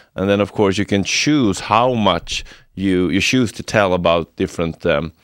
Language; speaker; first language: English; non-native, fluent; Swedish